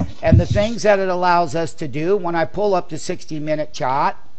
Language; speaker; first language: English; native; English